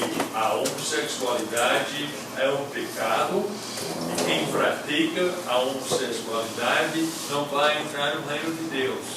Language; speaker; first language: Portuguese; non-native, fluent; English